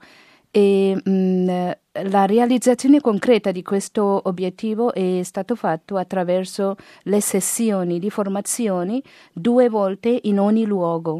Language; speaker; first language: Italian; non-native, fluent; Garo